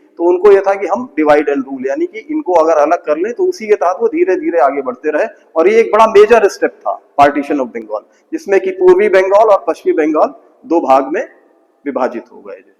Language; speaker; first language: Hindi; native; Hindi